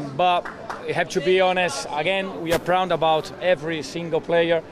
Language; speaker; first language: English; non-native, fluent; Portuguese